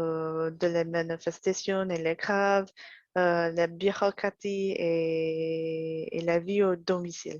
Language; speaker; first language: French; non-native, learner; English